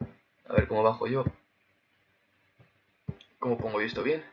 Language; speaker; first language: Spanish; native; Spanish